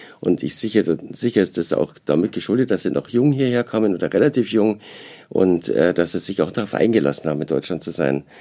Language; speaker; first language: German; native; German